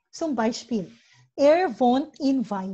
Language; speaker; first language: German; non-native, learner; Filipino